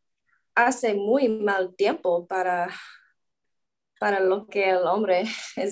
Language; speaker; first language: Spanish; non-native, learner; English